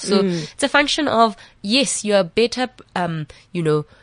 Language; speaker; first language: English; non-native, local second language; Southern Sotho